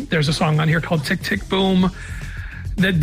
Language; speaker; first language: English; native; English